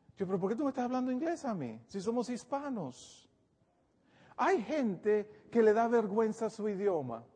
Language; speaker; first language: Spanish; native; Spanish